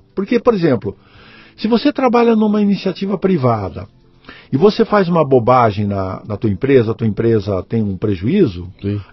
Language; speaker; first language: Portuguese; native; Portuguese